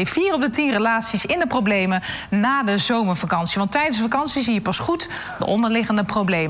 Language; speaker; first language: Dutch; native; Dutch